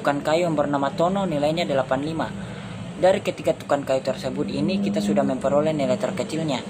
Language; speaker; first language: Indonesian; native; Indonesian